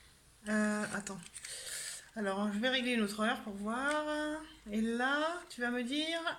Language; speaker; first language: French; native; French